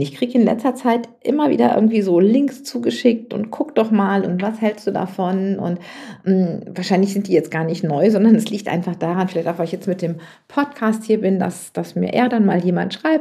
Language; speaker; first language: German; native; German